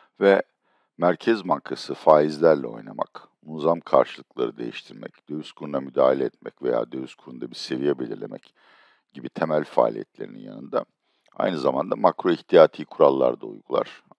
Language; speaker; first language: Turkish; native; Turkish